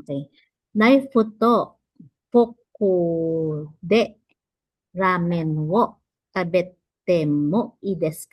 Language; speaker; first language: Japanese; non-native, learner; Filipino